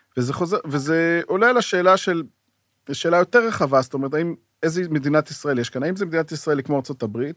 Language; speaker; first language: Hebrew; native; Hebrew